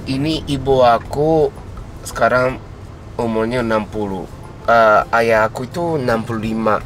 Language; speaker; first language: Indonesian; non-native, fluent; Japanese